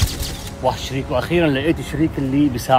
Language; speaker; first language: Arabic; native; Arabic